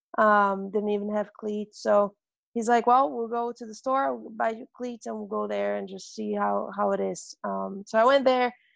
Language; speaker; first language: English; non-native, fluent; Portuguese